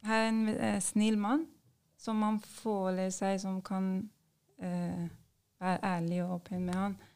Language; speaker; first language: Norwegian; non-native, learner; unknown